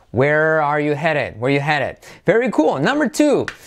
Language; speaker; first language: English; non-native, fluent; Spanish